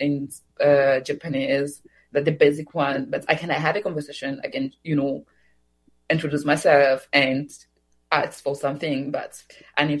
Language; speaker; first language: English; non-native, fluent; Swahili